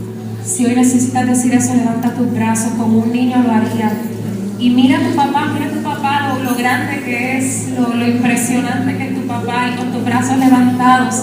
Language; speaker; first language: Spanish; native; Spanish